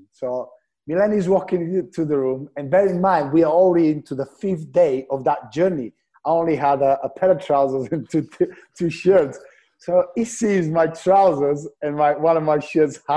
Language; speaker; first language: English; non-native, fluent; Bulgarian